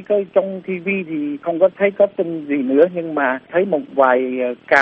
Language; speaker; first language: Vietnamese; early bilingual, heritage; Vietnamese